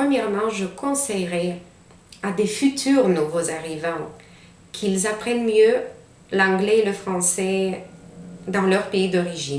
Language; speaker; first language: French; non-native, fluent; Romanian